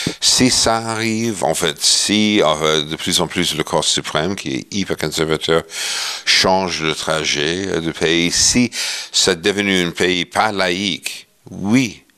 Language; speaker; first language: French; non-native, fluent; English